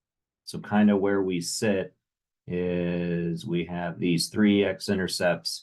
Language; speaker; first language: English; native; English